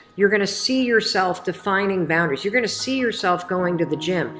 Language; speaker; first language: English; native; English